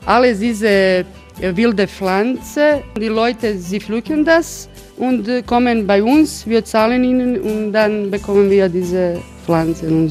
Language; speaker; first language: German; non-native, learner; Croatian